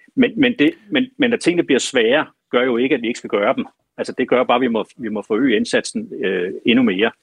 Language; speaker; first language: Danish; native; Danish